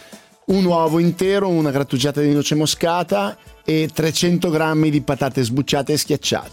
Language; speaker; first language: Italian; native; Italian